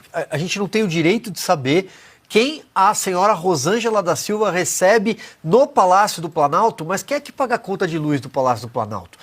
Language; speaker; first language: Portuguese; native; Portuguese